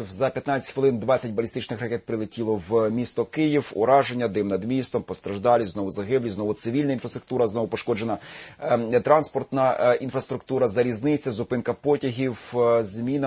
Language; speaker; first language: Ukrainian; native; Ukrainian